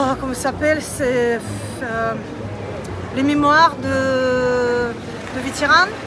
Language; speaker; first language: French; non-native, learner; Russian